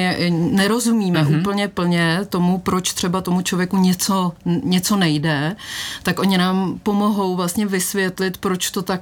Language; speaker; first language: Czech; native; Czech